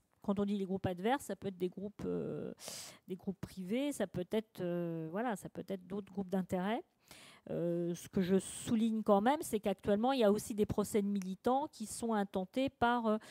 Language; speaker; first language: French; native; French